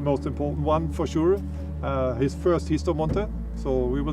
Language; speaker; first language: English; non-native, fluent; German